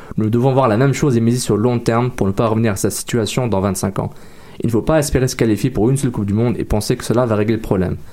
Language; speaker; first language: French; native; French